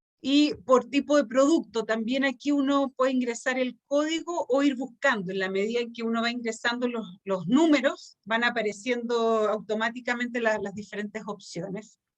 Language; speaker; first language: Spanish; native; Spanish